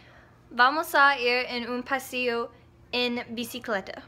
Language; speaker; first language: Spanish; non-native, learner; English